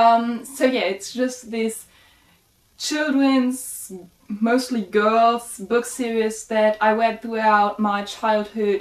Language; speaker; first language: English; non-native, fluent; German